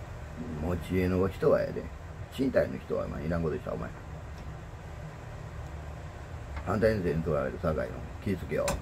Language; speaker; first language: Japanese; native; Japanese